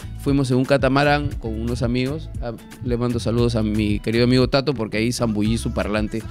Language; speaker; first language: Spanish; native; Spanish